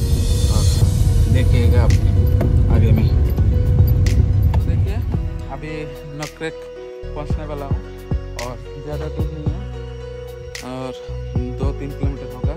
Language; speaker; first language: Hindi; non-native, local second language; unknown